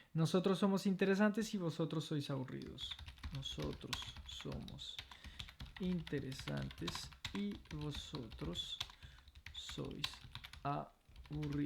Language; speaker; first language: Spanish; non-native, fluent; French